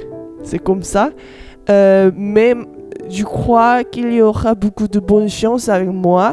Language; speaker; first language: French; non-native, learner; Korean